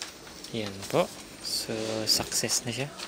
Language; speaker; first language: Filipino; native; Filipino